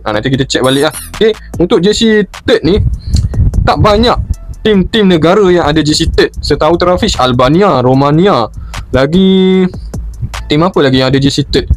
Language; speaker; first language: Malay; native; Malay